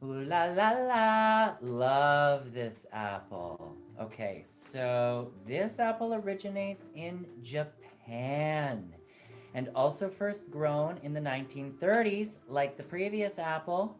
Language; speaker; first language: English; native; English